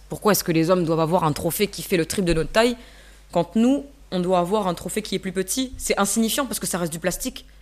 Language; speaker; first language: French; native; French